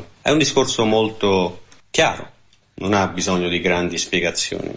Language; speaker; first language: Italian; native; Italian